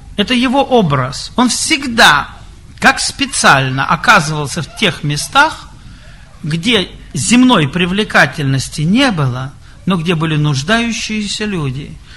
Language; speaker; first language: Russian; native; Russian